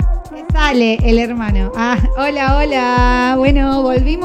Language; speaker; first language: Spanish; native; Spanish